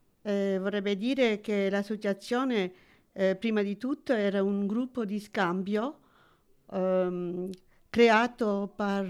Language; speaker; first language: Italian; early bilingual, heritage; Italian